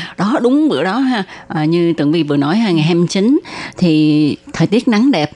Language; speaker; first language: Vietnamese; native; Vietnamese